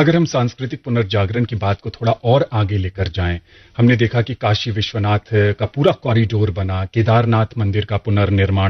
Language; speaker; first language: Hindi; native; Hindi